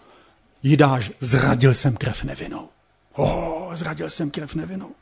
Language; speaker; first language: Czech; native; Czech